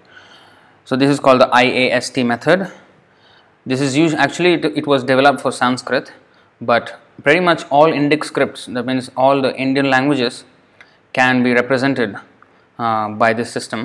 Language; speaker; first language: English; non-native, local second language; Telugu